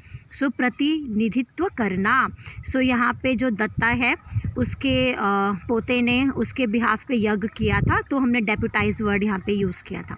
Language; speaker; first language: Hindi; native; Hindi